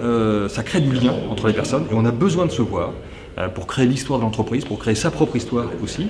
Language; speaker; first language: French; native; French